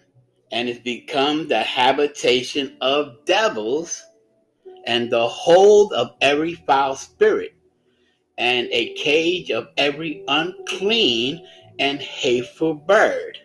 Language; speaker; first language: English; native; English